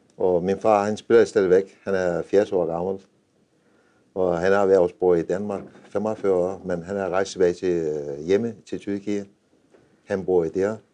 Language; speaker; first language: Danish; non-native, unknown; Turkish